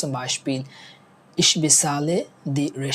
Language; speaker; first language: German; non-native, fluent; Bangla